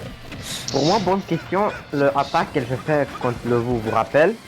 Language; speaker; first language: French; non-native, learner; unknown